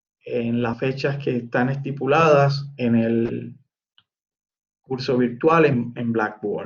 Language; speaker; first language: Spanish; native; Spanish